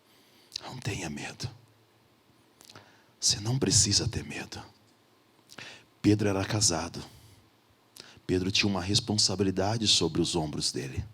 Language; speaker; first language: Portuguese; native; Portuguese